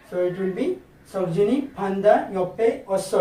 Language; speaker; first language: Korean; non-native, learner; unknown